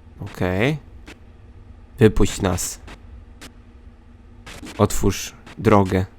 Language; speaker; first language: Polish; native; Polish